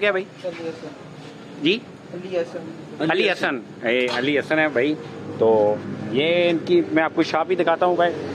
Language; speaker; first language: Hindi; non-native, local second language; Punjabi